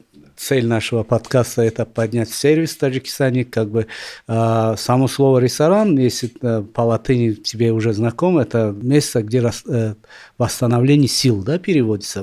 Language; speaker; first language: Russian; non-native, local second language; Tajik